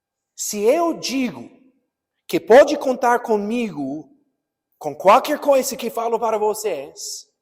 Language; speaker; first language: Portuguese; non-native, fluent; English